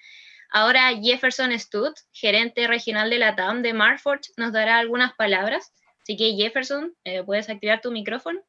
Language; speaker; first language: Spanish; native; Spanish